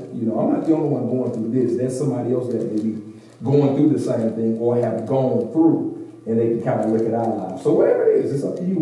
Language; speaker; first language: English; native; English